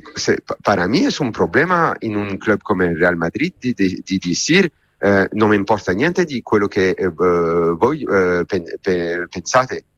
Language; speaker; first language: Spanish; non-native, learner; Italian